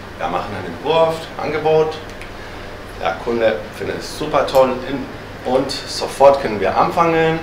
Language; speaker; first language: German; non-native, fluent; Spanish